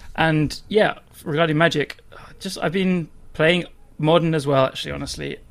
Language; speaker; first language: English; native; English